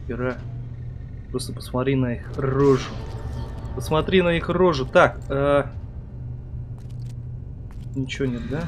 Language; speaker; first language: Russian; native; Russian